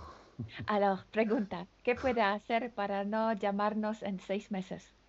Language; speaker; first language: Spanish; non-native, fluent; French